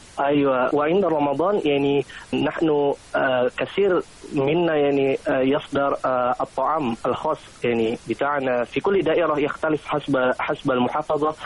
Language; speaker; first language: Arabic; non-native, local second language; Indonesian